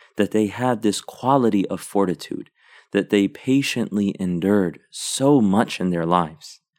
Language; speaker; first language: English; native; English